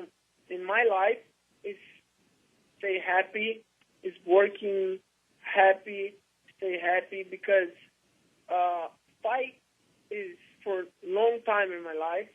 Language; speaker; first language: English; non-native, learner; Portuguese